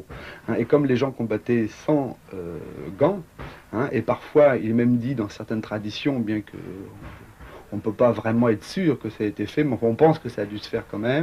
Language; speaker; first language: French; native; French